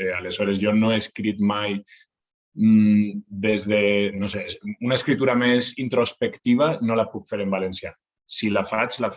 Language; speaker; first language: Catalan; non-native, local second language; Spanish